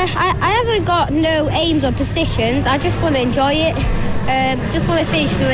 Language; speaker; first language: English; native; English